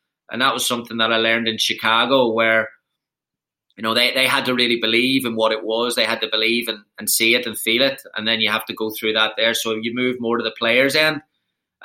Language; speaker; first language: English; native; English